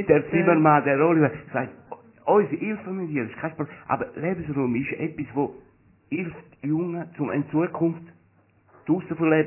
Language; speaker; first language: German; non-native, learner; Italian